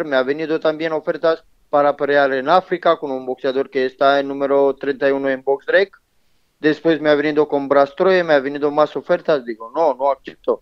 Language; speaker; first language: Spanish; non-native, learner; Romanian